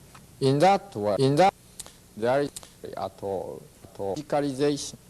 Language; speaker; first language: English; non-native, learner; Japanese